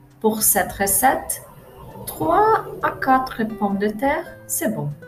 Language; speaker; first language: French; non-native, learner; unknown